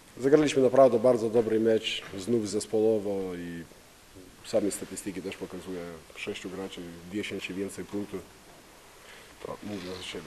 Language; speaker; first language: Polish; non-native, fluent; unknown